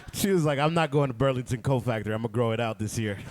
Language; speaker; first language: English; native; English